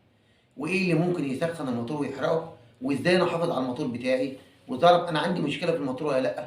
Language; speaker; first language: Arabic; native; Arabic